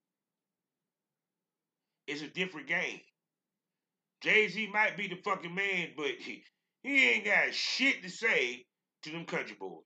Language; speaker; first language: English; native; English